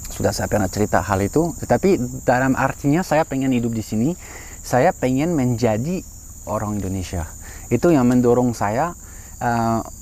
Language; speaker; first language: Indonesian; non-native, fluent; French